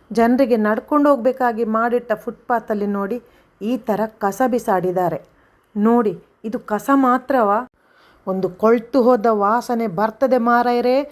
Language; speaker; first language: Kannada; non-native, local second language; Konkani